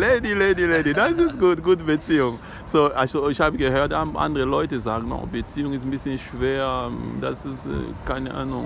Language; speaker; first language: German; non-native, learner; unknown